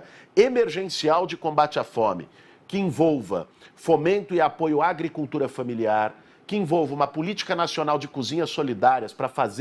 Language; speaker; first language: Portuguese; native; Portuguese